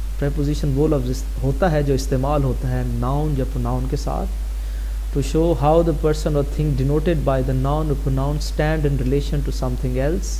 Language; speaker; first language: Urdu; non-native, local second language; Saraiki